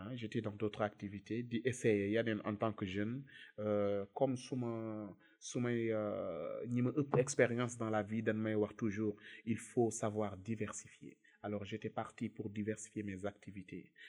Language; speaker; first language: Wolof; native; Wolof